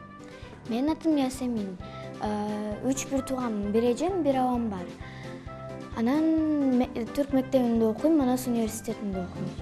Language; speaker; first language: Kyrgyz; early bilingual, other home language; Turkish